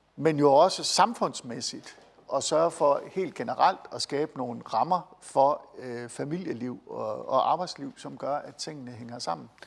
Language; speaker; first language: Danish; native; Danish